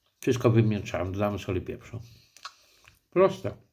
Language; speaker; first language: Polish; native; Polish